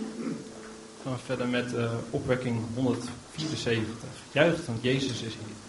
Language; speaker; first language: Dutch; native; Dutch